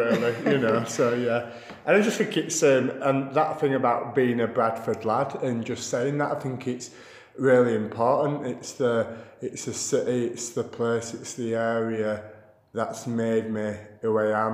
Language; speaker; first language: English; native; English